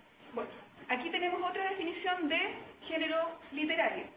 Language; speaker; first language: Spanish; native; Spanish